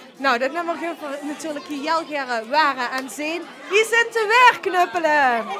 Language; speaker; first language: Dutch; native; Dutch